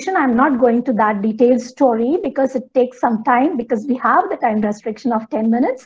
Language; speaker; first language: English; non-native, local second language; Malayalam